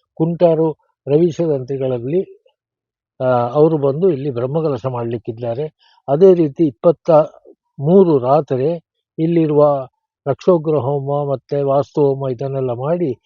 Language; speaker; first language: Kannada; non-native, local second language; Tulu